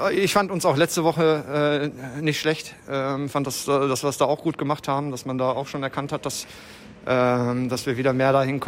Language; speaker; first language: German; native; German